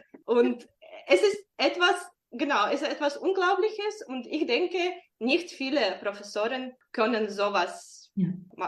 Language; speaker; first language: German; non-native, fluent; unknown